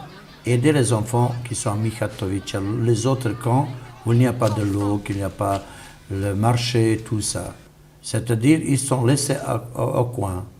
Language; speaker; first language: French; non-native, fluent; Bosnian